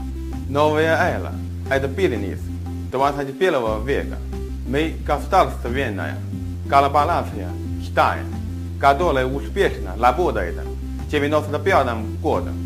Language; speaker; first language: Russian; non-native, learner; Chinese